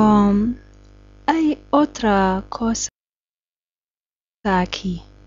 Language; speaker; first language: Spanish; non-native, learner; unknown